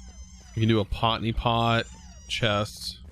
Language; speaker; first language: English; native; English